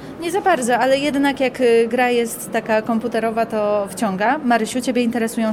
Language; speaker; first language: Polish; native; Polish